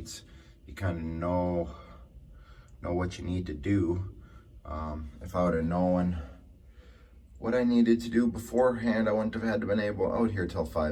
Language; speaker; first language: English; native; English